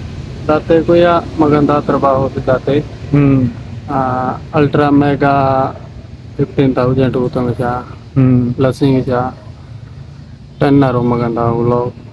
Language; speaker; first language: Filipino; non-native, learner; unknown